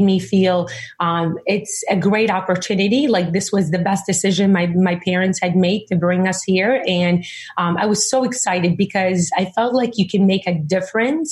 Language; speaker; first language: English; early bilingual, other home language; Arabic